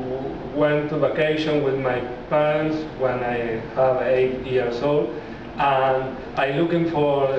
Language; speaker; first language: English; non-native, learner; Spanish